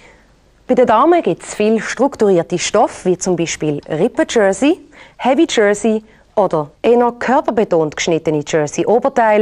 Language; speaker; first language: German; native; German